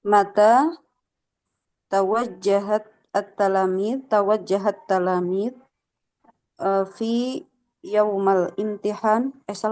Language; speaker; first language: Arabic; non-native, learner; Indonesian